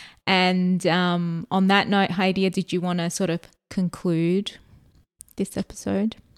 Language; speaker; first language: English; native; English